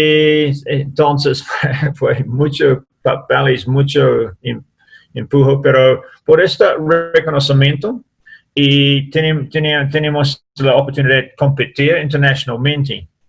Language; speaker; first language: Spanish; non-native, learner; English